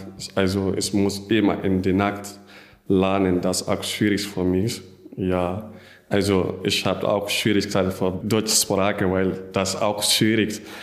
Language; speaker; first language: German; non-native, learner; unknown